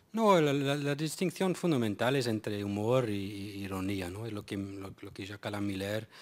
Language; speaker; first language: Spanish; non-native, fluent; English